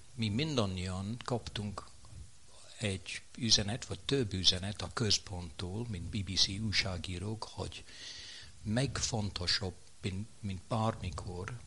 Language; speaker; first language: Hungarian; non-native, fluent; English